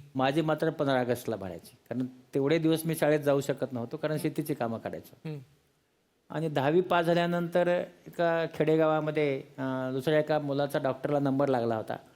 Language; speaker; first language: Marathi; native; Marathi